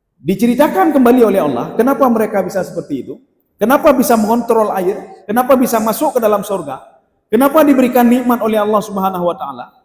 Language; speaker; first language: Malay; non-native, local second language; Achinese